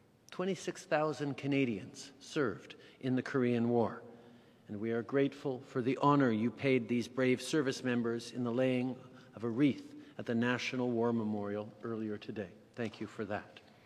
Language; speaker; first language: English; early bilingual, other home language; French